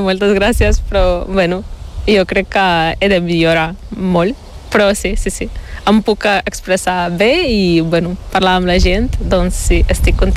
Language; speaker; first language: Catalan; non-native, learner; Ukrainian